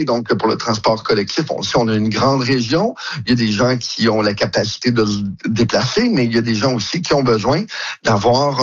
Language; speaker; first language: French; native; French